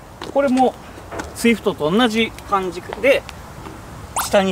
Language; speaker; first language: Japanese; native; Japanese